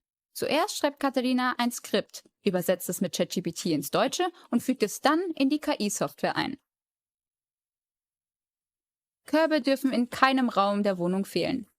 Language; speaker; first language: German; native; German